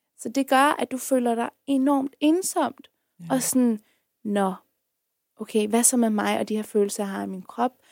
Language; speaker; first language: Danish; early bilingual, other home language; Persian